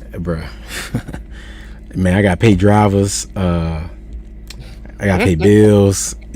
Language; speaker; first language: English; native; English